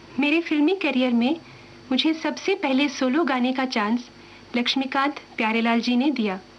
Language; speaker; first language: Hindi; non-native, local second language; Tamil